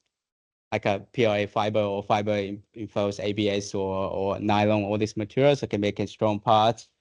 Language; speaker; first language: English; non-native, fluent; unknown